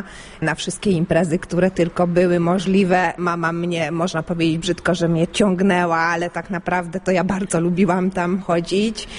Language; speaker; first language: Polish; early bilingual, heritage; Polish